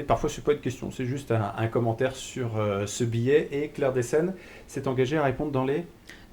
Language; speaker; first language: French; native; French